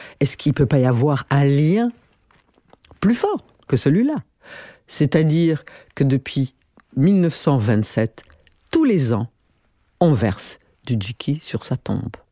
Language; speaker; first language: French; non-native, local second language; Rundi